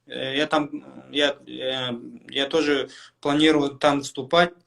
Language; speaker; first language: Russian; non-native, local second language; Kyrgyz